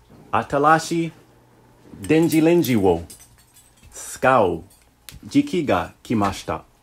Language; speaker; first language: Japanese; non-native, learner; English